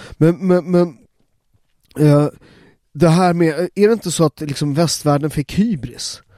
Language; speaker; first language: Swedish; native; Swedish